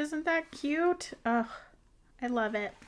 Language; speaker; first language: English; native; English